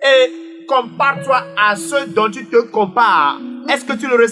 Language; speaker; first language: French; non-native, local second language; Ewe